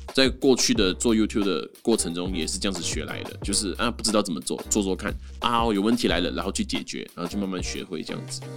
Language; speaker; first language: Chinese; non-native, local second language; Hakka Chinese